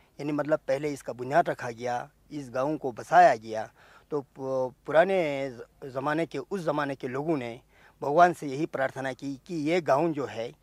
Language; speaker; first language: Urdu; non-native, local second language; Ladakhi